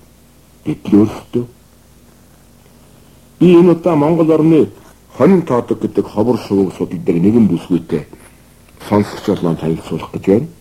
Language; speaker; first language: Mongolian; native; Mongolian